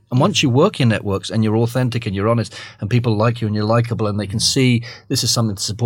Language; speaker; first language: English; native; English